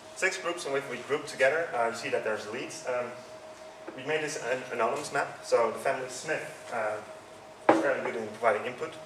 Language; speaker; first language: English; non-native, fluent; Dutch